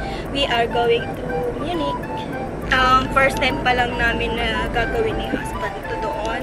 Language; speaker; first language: English; non-native, local second language; Filipino